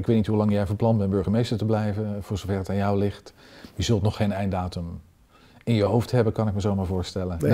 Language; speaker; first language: Dutch; native; Dutch